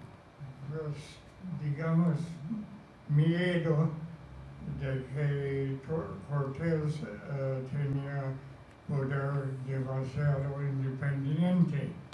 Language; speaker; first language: Spanish; non-native, fluent; English